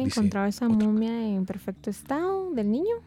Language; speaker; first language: Spanish; native; Spanish